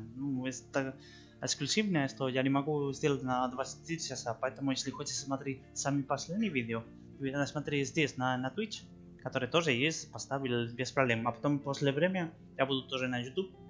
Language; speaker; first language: Russian; non-native, learner; Spanish